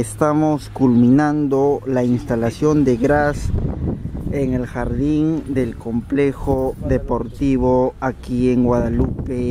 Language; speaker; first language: Spanish; native; Spanish